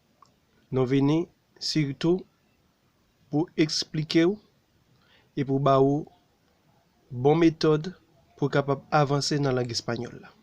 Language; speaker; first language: French; non-native, learner; Haitian Creole